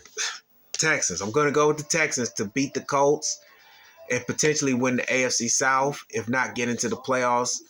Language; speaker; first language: English; native; English